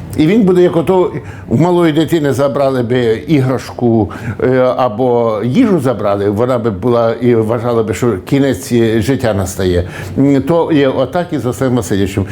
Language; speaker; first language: Ukrainian; native; Ukrainian